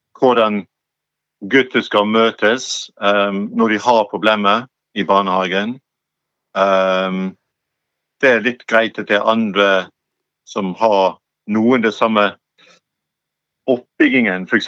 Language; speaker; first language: Norwegian; non-native, fluent; English